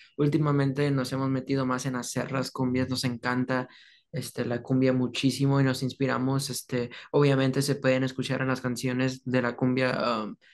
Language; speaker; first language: Spanish; early bilingual, heritage; Spanish